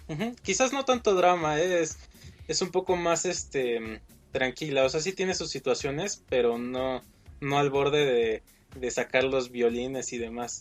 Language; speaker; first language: Spanish; native; Spanish